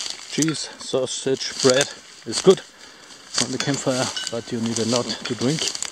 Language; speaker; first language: English; non-native, fluent; German